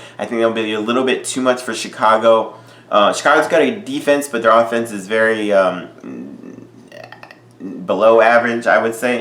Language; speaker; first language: English; native; English